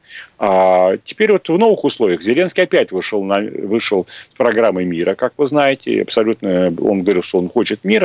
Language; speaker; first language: Russian; native; Russian